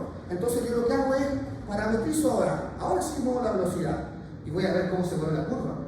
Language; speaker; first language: Spanish; native; Spanish